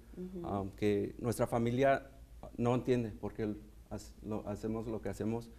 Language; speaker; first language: Spanish; early bilingual, heritage; Spanish